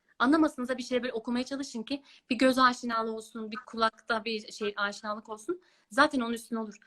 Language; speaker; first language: Turkish; early bilingual, heritage; Turkish